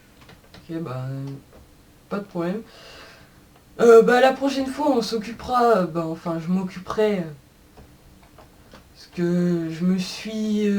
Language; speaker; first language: French; native; French